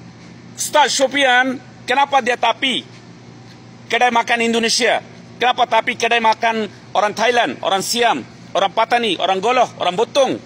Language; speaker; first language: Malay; non-native, fluent; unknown